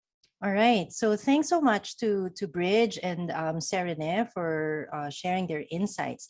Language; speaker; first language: English; non-native, local second language; Filipino